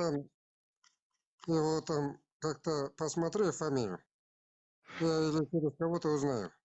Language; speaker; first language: Russian; non-native, local second language; Kazakh